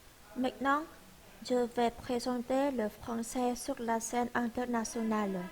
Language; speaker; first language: French; non-native, learner; Vietnamese